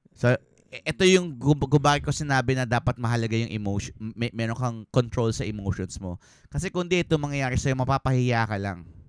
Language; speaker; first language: Filipino; native; Filipino